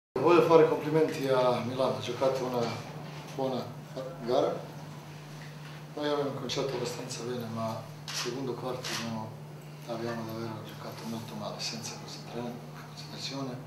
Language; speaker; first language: Italian; non-native, fluent; Serbian